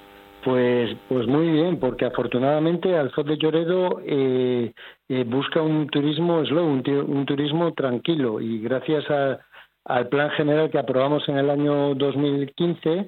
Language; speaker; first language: Spanish; native; Spanish